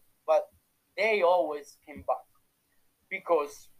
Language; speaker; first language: English; non-native, fluent; Italian